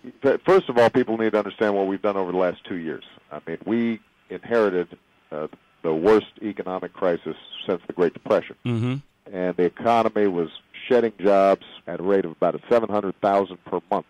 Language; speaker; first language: English; native; English